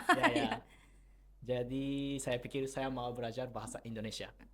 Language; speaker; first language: Indonesian; non-native, learner; Japanese